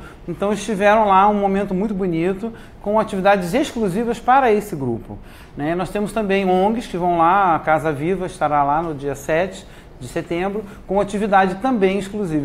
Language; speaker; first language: Portuguese; native; Portuguese